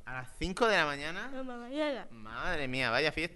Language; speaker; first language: Spanish; native; Spanish